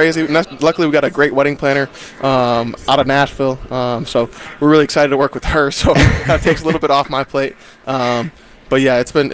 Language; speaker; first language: English; native; English